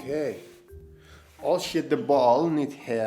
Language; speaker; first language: Dutch; non-native, learner; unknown